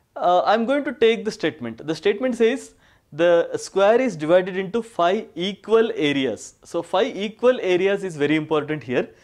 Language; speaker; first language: English; non-native, local second language; Kannada